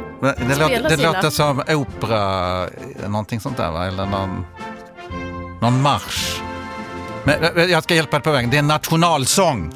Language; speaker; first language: Swedish; native; Swedish